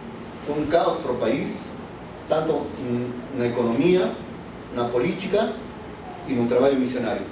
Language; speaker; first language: Portuguese; non-native, fluent; Spanish